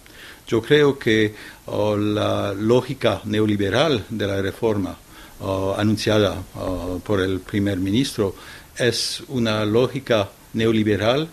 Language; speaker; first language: Spanish; non-native, fluent; French